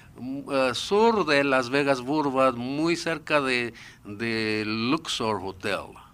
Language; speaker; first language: Spanish; non-native, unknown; Japanese